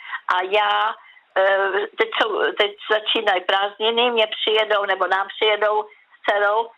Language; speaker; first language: Czech; native; Czech